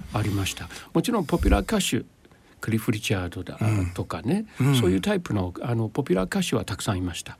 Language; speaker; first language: Japanese; non-native, fluent; English